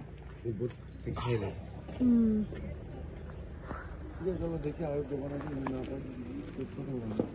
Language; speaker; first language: Hindi; non-native, local second language; Bangla